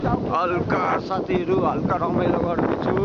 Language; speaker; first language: Nepali; non-native, local second language; Bangla